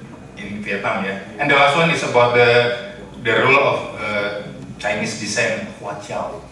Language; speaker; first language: English; non-native, learner; Indonesian